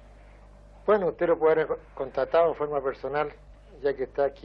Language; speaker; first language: Spanish; native; Spanish